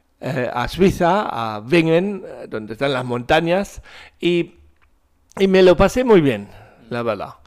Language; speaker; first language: Spanish; non-native, fluent; German